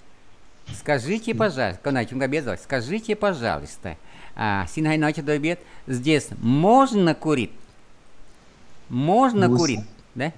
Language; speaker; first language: Russian; non-native, fluent; Vietnamese